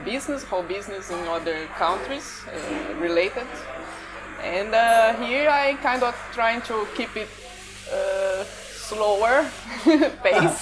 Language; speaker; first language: English; non-native, fluent; Portuguese